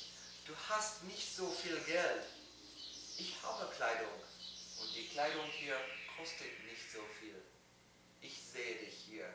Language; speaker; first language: German; non-native, learner; English